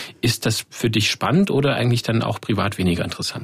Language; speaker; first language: German; native; German